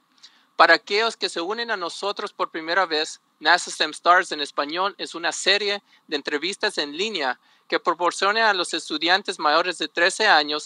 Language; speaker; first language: Spanish; early bilingual, heritage; Spanish